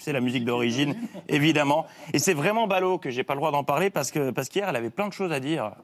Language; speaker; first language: French; native; French